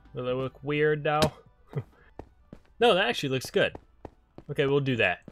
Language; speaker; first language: English; native; English